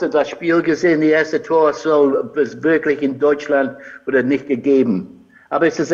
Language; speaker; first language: German; non-native, fluent; English